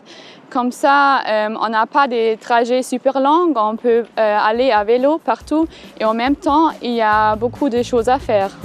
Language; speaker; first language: French; non-native, fluent; German